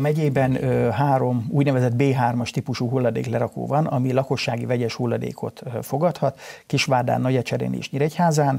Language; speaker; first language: Hungarian; native; Hungarian